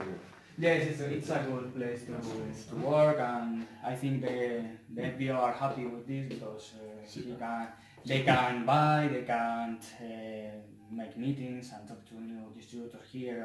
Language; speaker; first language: English; non-native, learner; Spanish